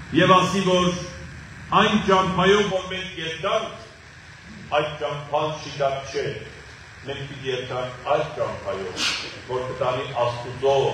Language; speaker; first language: Armenian; native; Armenian